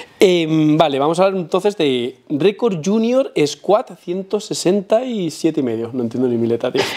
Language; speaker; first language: Spanish; native; Spanish